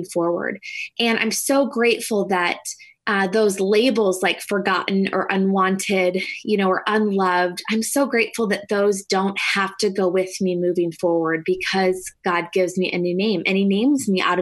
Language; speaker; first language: English; native; English